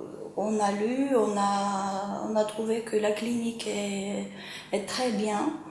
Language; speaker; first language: French; non-native, fluent; Ukrainian